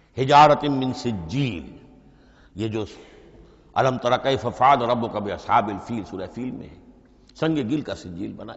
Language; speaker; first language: Urdu; native; Urdu